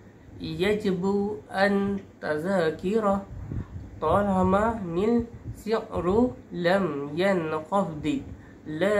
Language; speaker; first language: Arabic; non-native, learner; Malay